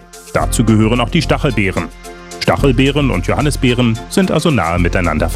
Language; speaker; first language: German; native; German